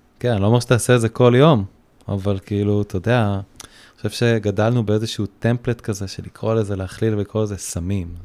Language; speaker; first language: Hebrew; native; Hebrew